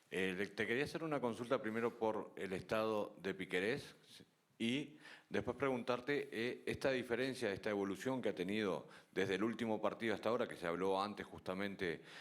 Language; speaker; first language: Spanish; native; Spanish